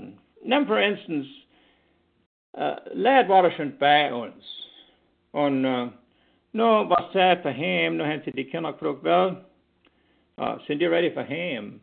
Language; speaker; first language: German; early bilingual, heritage; Pennsylvania German